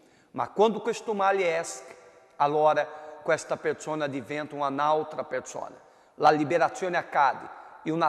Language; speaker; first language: Italian; non-native, fluent; Portuguese